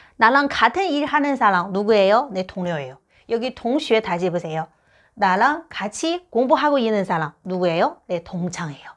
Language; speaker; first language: Korean; non-native, fluent; Chinese